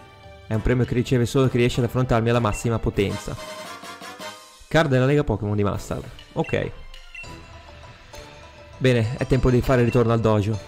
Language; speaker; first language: Italian; native; Italian